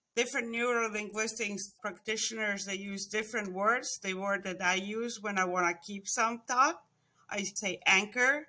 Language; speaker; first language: English; non-native, fluent; Estonian